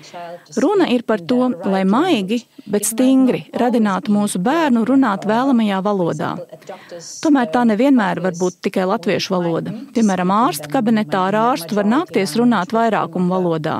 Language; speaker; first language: Latvian; native; Latvian